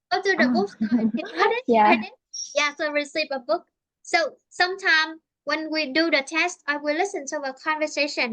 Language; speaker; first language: English; non-native, fluent; Vietnamese